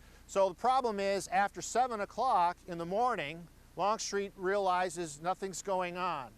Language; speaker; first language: English; native; English